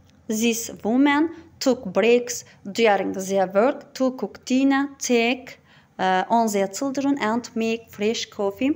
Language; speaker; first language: English; non-native, fluent; Azerbaijani